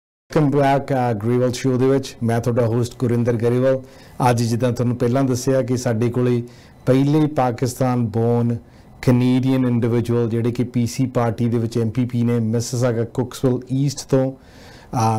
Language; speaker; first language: Punjabi; native; Punjabi